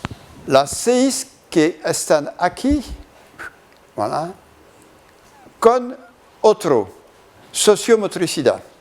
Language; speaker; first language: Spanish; non-native, learner; French